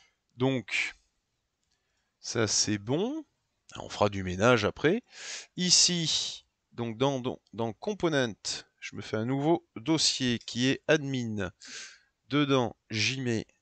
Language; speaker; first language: French; native; French